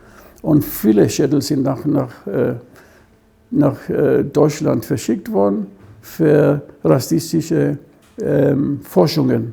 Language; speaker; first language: German; non-native, fluent; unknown